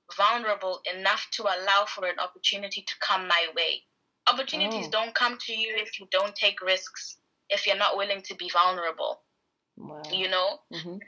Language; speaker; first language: English; non-native, local second language; Shona